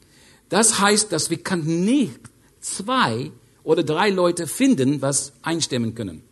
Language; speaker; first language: German; non-native, learner; English